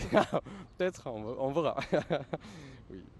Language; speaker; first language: French; non-native, fluent; German